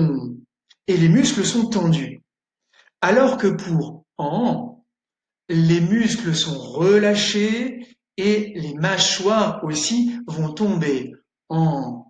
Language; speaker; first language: French; native; French